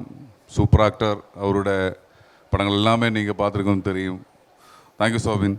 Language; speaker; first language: Tamil; non-native, learner; Malayalam